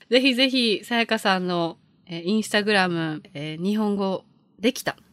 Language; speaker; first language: Japanese; native; Japanese